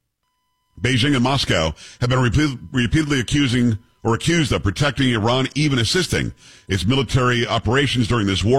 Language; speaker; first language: English; native; English